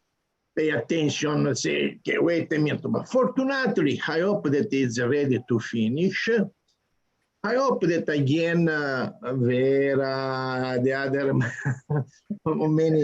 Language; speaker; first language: English; non-native, learner; Italian